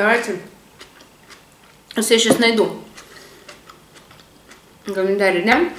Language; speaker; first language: Russian; native; Russian